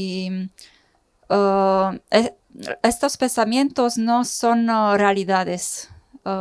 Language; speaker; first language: Spanish; non-native, fluent; Romanian